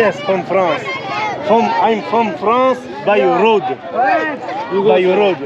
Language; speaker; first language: English; non-native, learner; French